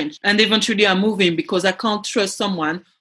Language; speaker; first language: English; non-native, fluent; French